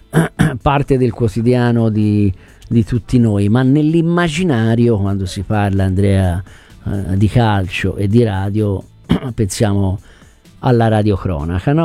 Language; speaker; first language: Italian; native; Italian